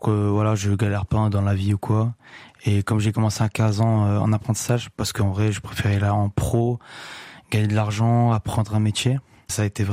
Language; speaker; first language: French; native; French